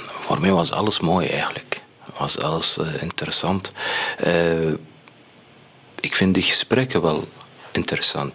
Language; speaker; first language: Dutch; non-native, learner; Arabic